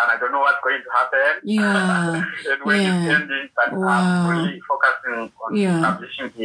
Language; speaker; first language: English; non-native, local second language; North Ndebele